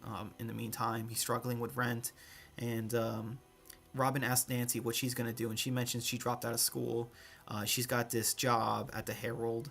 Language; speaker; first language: English; native; English